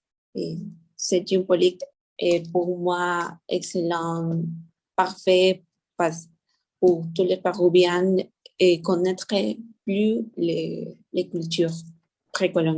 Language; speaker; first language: French; non-native, learner; Spanish